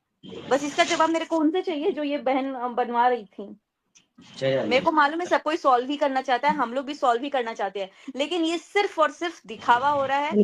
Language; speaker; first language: Hindi; native; Hindi